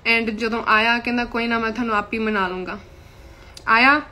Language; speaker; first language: Punjabi; early bilingual, heritage; Punjabi